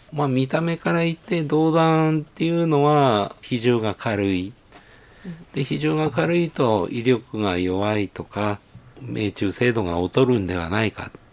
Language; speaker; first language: Japanese; native; Japanese